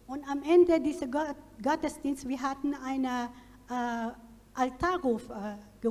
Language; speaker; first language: German; non-native, fluent; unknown